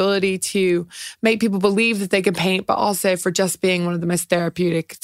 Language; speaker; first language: English; native; English